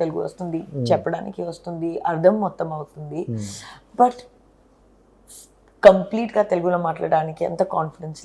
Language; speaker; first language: Telugu; non-native, learner; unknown